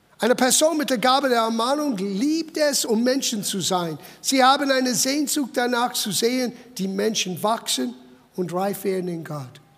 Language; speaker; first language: German; non-native, fluent; English